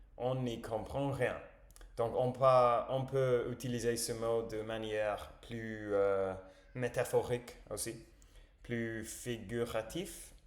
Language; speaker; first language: French; non-native, learner; English